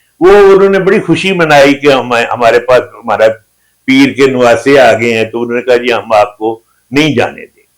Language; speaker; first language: Urdu; native; Urdu